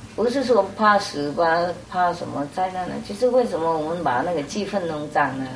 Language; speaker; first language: Chinese; non-native, fluent; Vietnamese